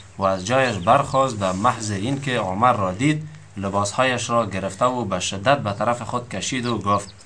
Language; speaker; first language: Persian; native; Persian